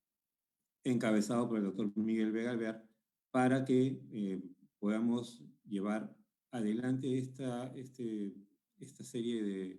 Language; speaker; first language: Spanish; native; Spanish